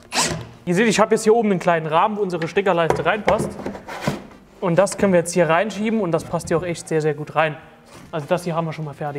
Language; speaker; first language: German; native; German